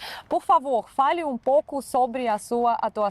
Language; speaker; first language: Portuguese; non-native, fluent; Russian